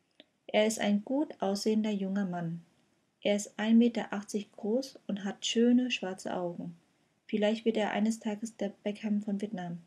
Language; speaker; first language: German; non-native, fluent; Vietnamese